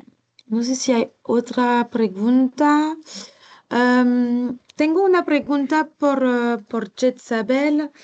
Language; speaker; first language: Spanish; non-native, learner; French